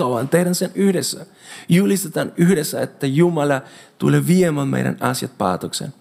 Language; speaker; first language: Finnish; non-native, fluent; Spanish